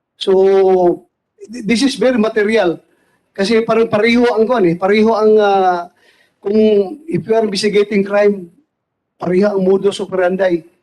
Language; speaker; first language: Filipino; non-native, local second language; Cebuano